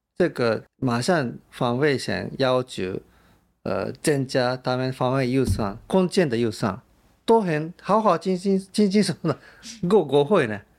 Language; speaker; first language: Chinese; non-native, fluent; Japanese